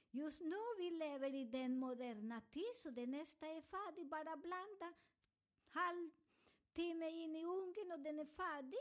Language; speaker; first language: Swedish; non-native, fluent; Spanish